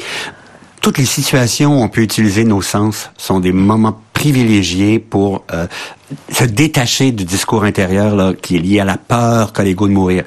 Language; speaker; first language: French; native; French